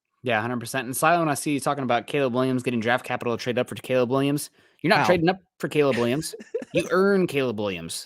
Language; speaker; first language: English; native; English